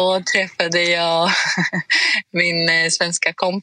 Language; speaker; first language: Swedish; non-native, fluent; Greek